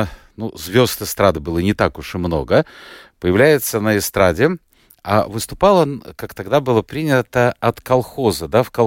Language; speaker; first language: Russian; native; Russian